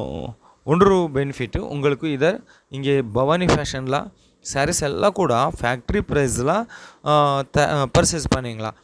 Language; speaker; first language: Tamil; non-native, local second language; Kannada